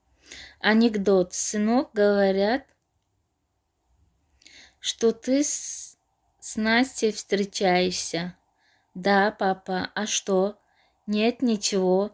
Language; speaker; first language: Russian; non-native, local second language; Tajik